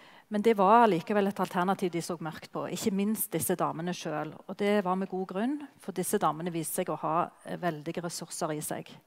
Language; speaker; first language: Norwegian; native; Norwegian